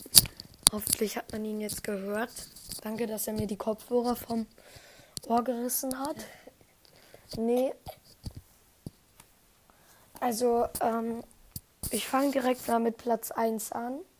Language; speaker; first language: German; native; German